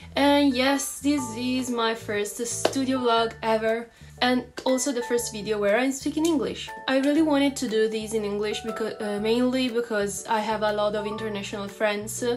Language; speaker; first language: English; non-native, fluent; Italian